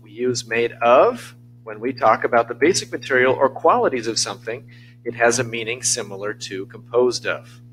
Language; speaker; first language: English; native; English